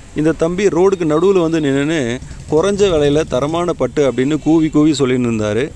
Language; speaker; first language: Tamil; native; Tamil